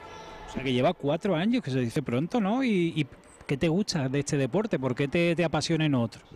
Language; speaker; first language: Spanish; native; Spanish